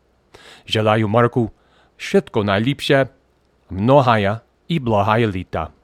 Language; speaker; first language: Slovak; early bilingual, heritage; Rusyn